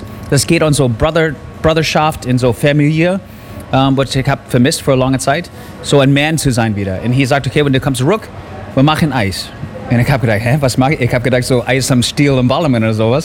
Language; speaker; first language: German; non-native, learner; English